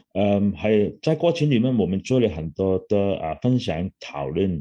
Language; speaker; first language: Chinese; non-native, local second language; Cantonese